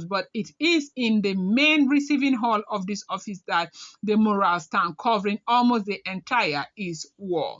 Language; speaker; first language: English; non-native, local second language; Yoruba